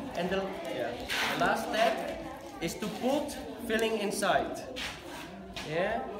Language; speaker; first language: English; non-native, learner; Czech